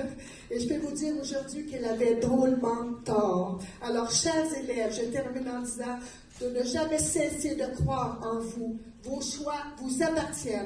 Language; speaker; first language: French; native; French